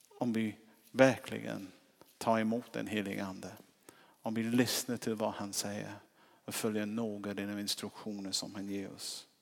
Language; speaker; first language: Swedish; non-native, fluent; English